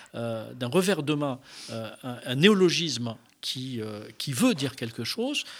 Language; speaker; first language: French; non-native, local second language; Arabic